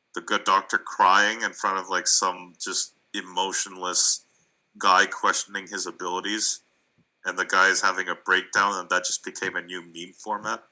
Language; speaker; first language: English; non-native, fluent; Russian